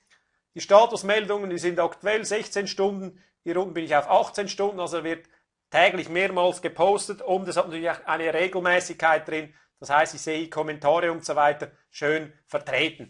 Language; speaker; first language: German; native; German